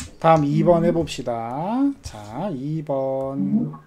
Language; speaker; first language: Korean; native; Korean